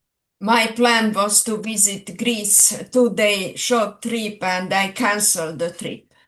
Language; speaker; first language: English; non-native, fluent; Serbian